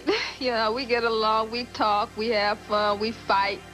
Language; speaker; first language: English; native; English